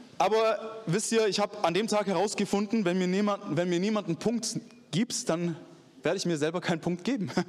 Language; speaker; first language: German; early bilingual, other home language; Arabic